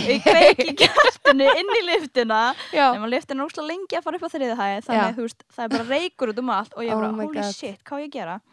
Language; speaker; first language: Icelandic; early bilingual, other home language; Filipino